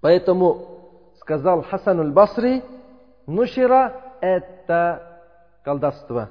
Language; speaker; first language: Russian; non-native, learner; Uzbek